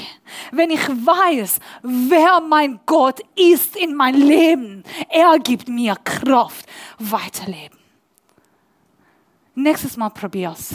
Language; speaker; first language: German; non-native, learner; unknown